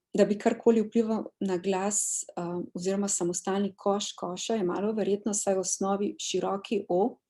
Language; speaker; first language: Slovenian; native; Slovenian